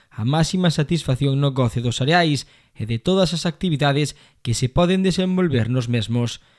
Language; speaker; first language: Galician; native; Galician